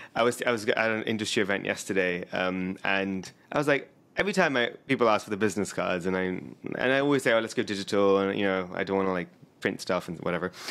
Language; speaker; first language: English; native; English